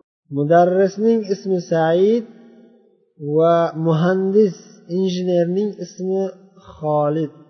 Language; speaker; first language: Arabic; non-native, fluent; Uzbek